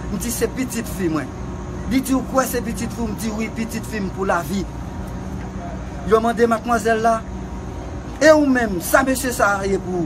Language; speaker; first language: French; non-native, learner; Haitian Creole